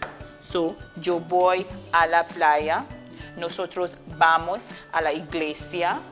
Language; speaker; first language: Spanish; non-native, fluent; English